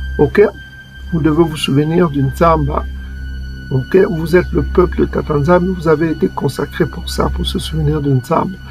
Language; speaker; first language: French; non-native, local second language; Kongo